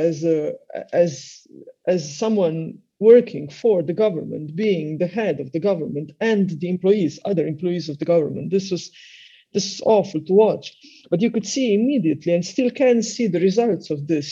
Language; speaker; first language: English; non-native, fluent; Slovenian